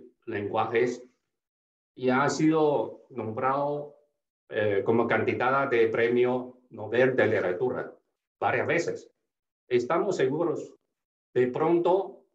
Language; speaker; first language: Spanish; non-native, fluent; Chinese